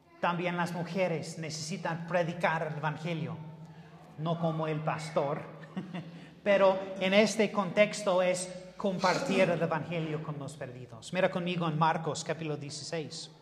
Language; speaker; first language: Spanish; non-native, learner; English